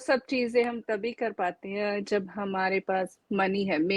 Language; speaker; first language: Hindi; non-native, local second language; Punjabi